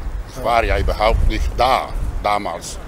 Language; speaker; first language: German; non-native, fluent; Croatian